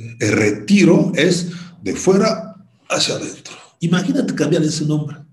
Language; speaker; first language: Spanish; non-native, fluent; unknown